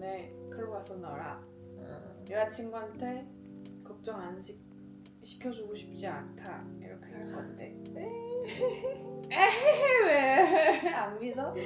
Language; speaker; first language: Korean; non-native, fluent; Chinese